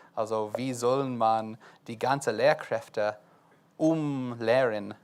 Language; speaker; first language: German; non-native, fluent; English